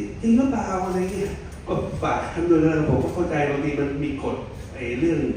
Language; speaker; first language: Thai; native; Thai